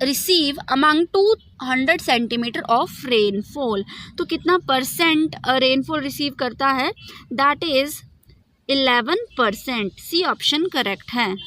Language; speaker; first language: Hindi; native; Hindi